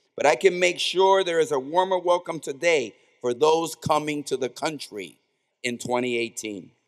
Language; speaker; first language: English; native; English